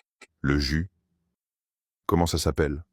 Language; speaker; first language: French; non-native, fluent; Pashto